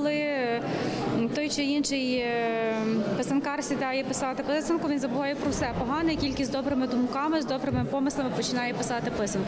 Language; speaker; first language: Ukrainian; native; Ukrainian